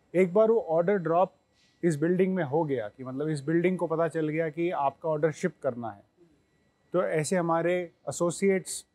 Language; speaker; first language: Hindi; native; Hindi